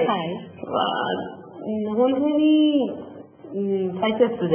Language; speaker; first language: Japanese; non-native, learner; Persian